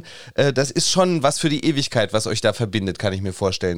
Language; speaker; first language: German; native; German